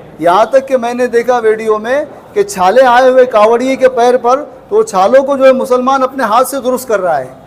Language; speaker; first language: Urdu; native; Urdu